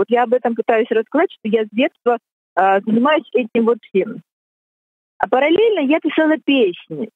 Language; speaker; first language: Russian; native; Russian